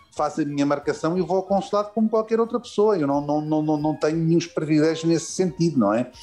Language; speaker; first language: Portuguese; native; Portuguese